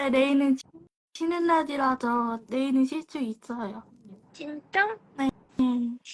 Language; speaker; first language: Korean; non-native, fluent; Chinese